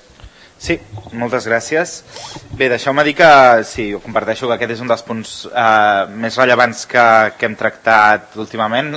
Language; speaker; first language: Catalan; native; Catalan